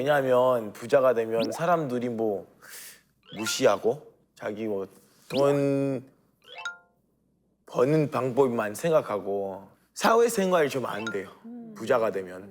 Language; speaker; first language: Korean; non-native, fluent; French